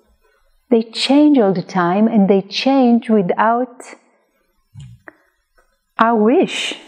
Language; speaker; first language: English; non-native, fluent; Hebrew